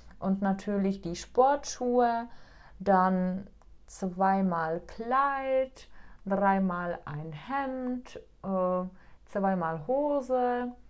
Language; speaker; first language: German; non-native, fluent; Czech